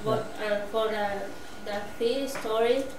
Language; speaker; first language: English; non-native, learner; Spanish